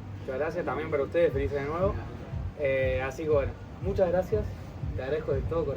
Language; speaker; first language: Spanish; native; Spanish